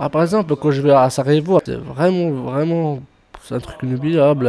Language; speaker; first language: French; early bilingual, other home language; Bosnian